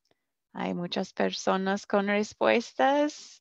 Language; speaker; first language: Spanish; non-native, fluent; English